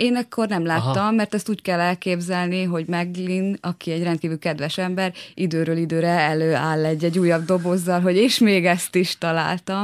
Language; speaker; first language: Hungarian; native; Hungarian